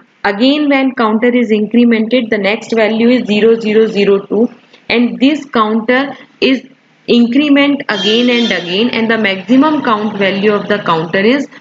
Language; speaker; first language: English; non-native, local second language; Hindi